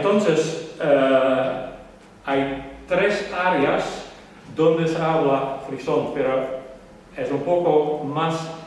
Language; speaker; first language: Spanish; non-native, learner; Western Frisian